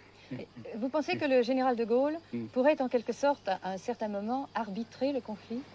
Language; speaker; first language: French; native; French